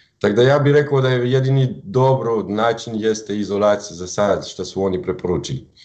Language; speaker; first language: Croatian; non-native, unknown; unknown